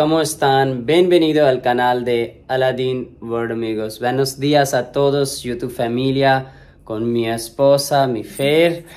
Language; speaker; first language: Spanish; non-native, learner; Urdu